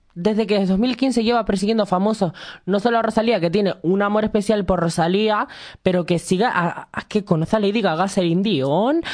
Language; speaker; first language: Spanish; native; Spanish